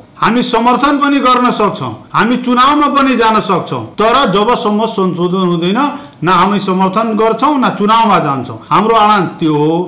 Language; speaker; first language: Nepali; non-native, local second language; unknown